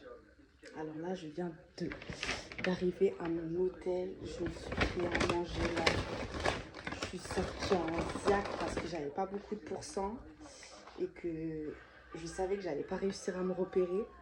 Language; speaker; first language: French; native; French